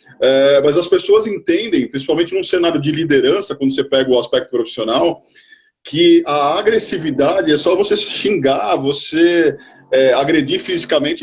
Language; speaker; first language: Portuguese; native; Portuguese